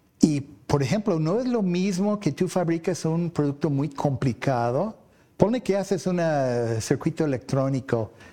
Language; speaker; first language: Spanish; non-native, fluent; English